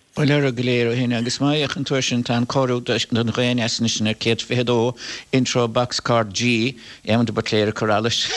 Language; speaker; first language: Irish; native; Irish